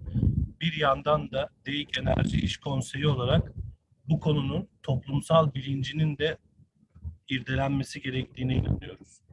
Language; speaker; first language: Turkish; native; Turkish